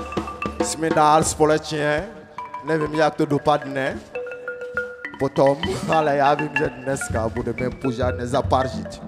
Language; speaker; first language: Czech; non-native, learner; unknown